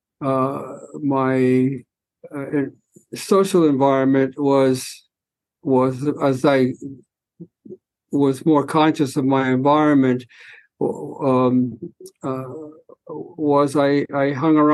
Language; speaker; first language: English; early bilingual, other home language; Spanish